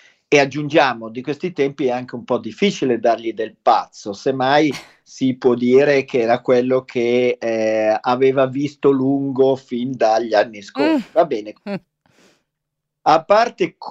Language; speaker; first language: Italian; native; Italian